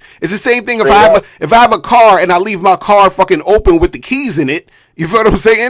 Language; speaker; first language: English; native; English